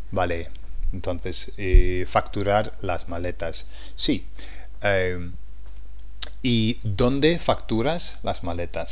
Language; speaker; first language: Spanish; non-native, fluent; English